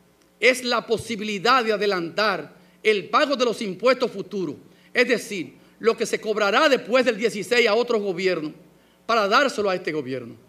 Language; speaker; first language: Spanish; native; Spanish